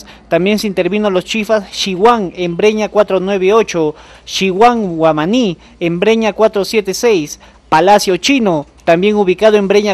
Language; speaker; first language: Spanish; native; Spanish